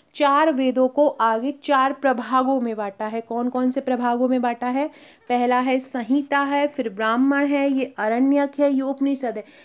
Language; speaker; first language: Hindi; native; Hindi